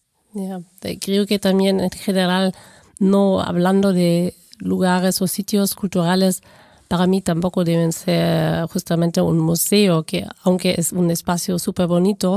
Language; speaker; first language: Spanish; non-native, fluent; German